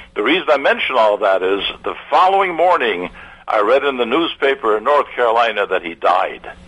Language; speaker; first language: English; early bilingual, other home language; German